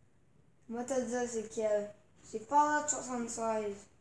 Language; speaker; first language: French; native; French